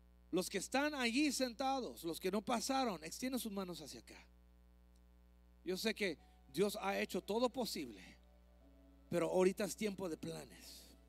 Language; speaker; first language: Spanish; early bilingual, heritage; Spanish